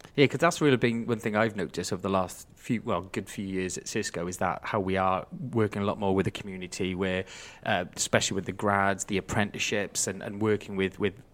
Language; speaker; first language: English; native; English